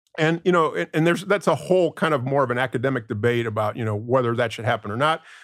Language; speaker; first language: English; non-native, fluent; Spanish